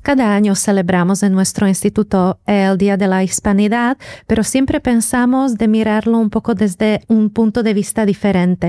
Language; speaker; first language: Spanish; non-native, fluent; Slovak